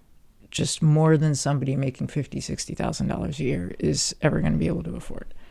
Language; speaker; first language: English; native; English